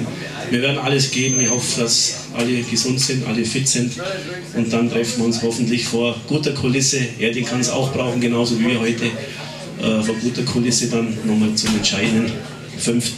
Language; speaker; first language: German; native; German